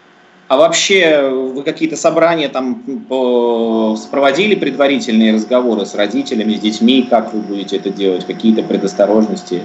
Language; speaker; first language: Russian; native; Russian